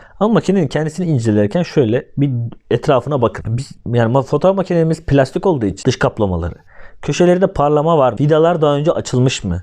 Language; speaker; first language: Turkish; native; Turkish